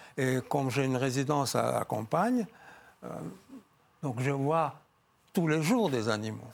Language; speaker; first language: French; non-native, fluent; Georgian